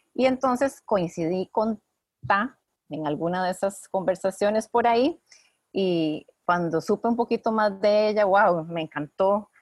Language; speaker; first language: Spanish; native; Spanish